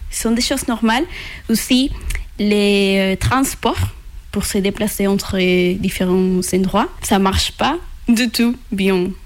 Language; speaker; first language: French; non-native, learner; Spanish